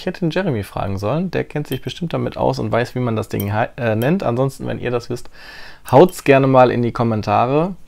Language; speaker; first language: German; native; German